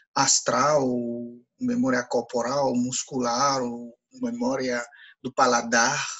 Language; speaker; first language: Portuguese; non-native, fluent; Ewe